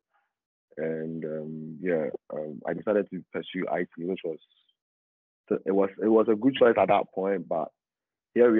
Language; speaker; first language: English; non-native, local second language; Akan